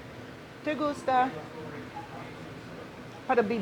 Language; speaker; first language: Spanish; non-native, learner; English